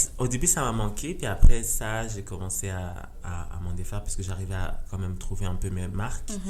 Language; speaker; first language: French; non-native, local second language; Rundi